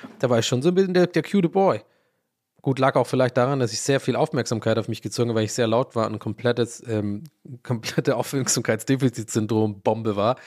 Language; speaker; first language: German; early bilingual, other home language; English